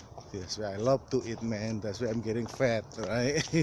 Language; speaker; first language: English; non-native, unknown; Indonesian